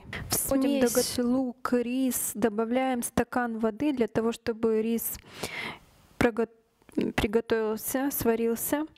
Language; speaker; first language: Russian; native; Russian